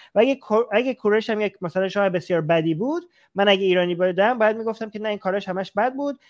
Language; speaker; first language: Persian; native; Persian